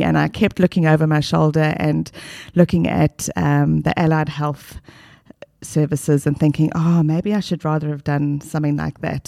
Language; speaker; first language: English; native; English